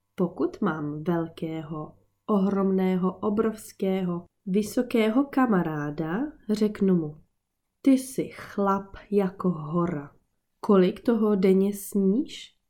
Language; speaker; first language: Czech; native; Czech